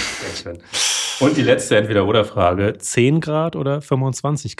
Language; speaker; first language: German; native; German